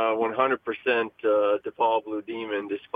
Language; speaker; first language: English; native; English